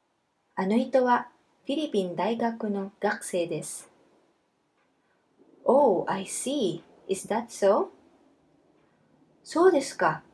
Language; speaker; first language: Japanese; non-native, fluent; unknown